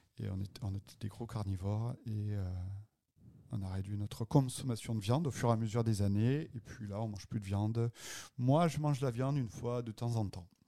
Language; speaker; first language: French; native; French